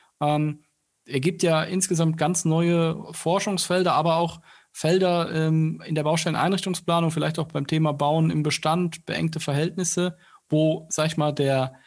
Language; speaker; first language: German; native; German